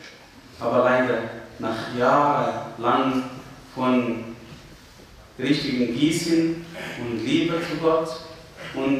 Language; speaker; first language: German; non-native, fluent; Arabic